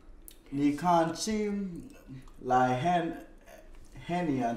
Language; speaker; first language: Chinese; non-native, learner; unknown